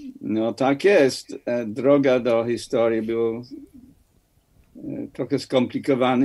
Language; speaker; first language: Polish; non-native, fluent; English